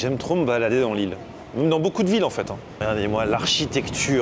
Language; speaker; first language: French; native; French